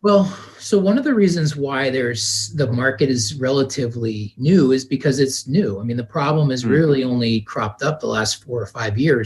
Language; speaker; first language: English; native; English